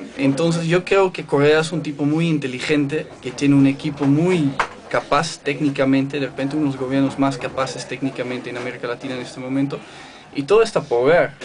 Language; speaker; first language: Spanish; non-native, fluent; Dutch